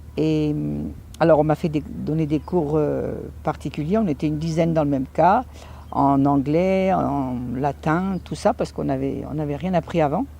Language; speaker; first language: French; native; French